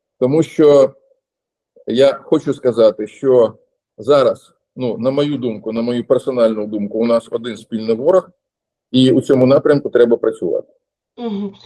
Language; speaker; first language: Ukrainian; non-native, local second language; Russian